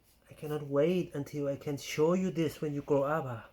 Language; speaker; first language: English; non-native, fluent; Thai